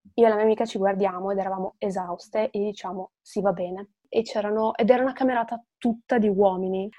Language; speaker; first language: Italian; early bilingual, other home language; Arabic